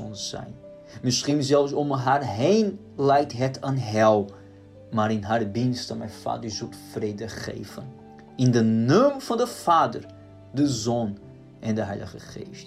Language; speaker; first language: Dutch; non-native, fluent; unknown